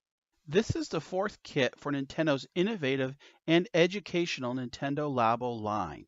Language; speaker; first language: English; native; English